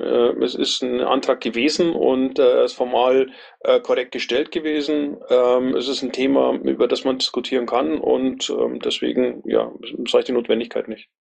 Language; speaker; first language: German; native; German